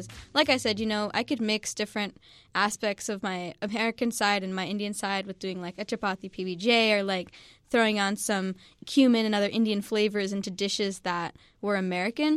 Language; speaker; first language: English; native; English